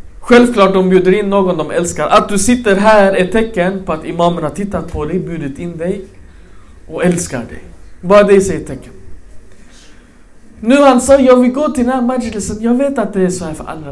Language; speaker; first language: Swedish; early bilingual, other home language; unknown